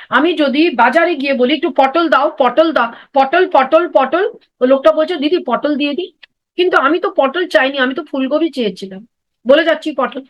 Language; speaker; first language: Bangla; non-native, local second language; Hindi